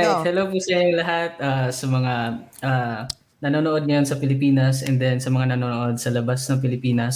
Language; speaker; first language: English; non-native, local second language; Cebuano